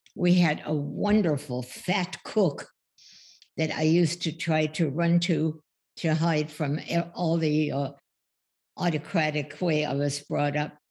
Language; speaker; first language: English; early bilingual, other home language; German